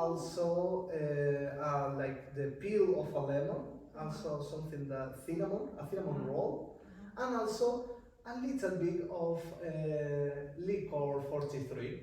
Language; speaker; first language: English; non-native, learner; Spanish